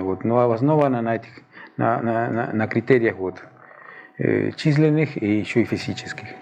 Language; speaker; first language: Russian; non-native, fluent; Spanish